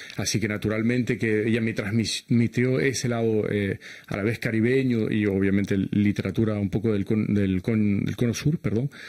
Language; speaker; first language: Spanish; early bilingual, heritage; Spanish